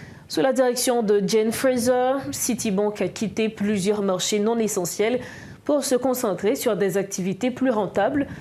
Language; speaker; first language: French; non-native, local second language; Haitian Creole